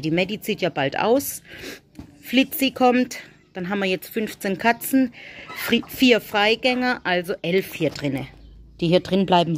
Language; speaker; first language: German; native; German